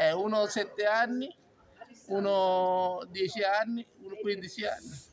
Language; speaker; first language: Italian; non-native, fluent; Sinhala